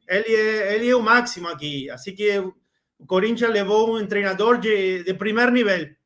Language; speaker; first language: Portuguese; non-native, learner; Spanish